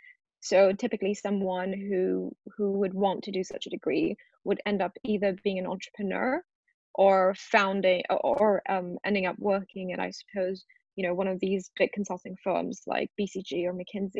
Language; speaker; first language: English; early bilingual, other home language; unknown